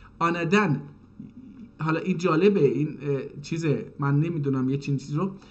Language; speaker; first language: Persian; non-native, local second language; Azerbaijani